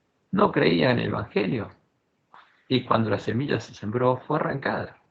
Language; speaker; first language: Spanish; native; Spanish